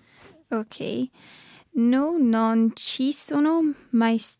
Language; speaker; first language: Italian; non-native, learner; English